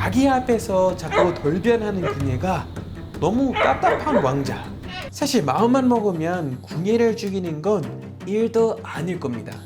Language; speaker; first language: Korean; native; Korean